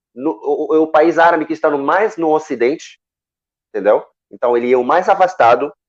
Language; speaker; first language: Portuguese; non-native, fluent; Arabic